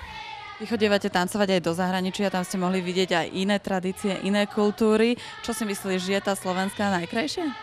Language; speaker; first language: Slovak; native; Slovak